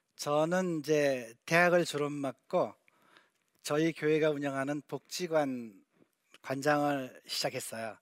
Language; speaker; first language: Korean; native; Korean